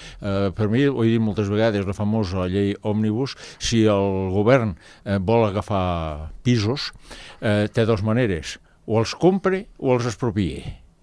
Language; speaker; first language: Catalan; native; Catalan